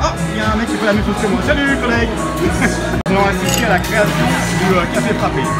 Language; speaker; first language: French; native; French